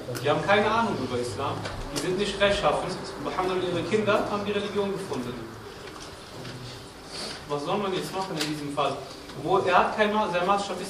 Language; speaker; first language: German; non-native, learner; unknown